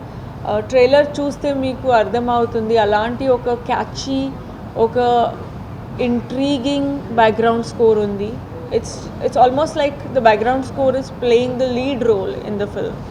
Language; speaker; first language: Telugu; non-native, fluent; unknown